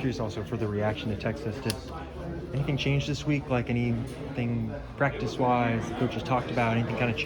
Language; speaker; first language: English; native; English